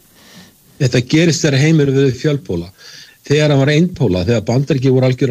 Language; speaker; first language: Icelandic; native; Icelandic